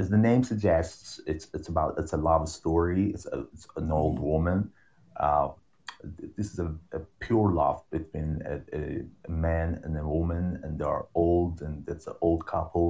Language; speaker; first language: English; non-native, fluent; Persian